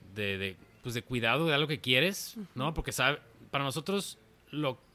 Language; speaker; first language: Spanish; native; Spanish